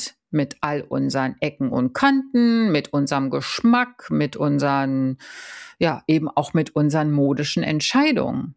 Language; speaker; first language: German; native; German